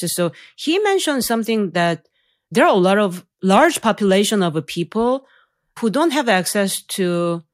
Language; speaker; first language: English; non-native, fluent; Korean